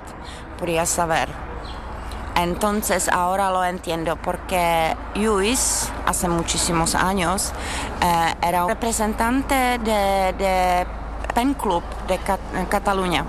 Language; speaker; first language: Spanish; non-native, learner; Czech